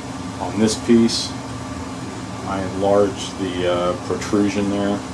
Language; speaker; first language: English; native; English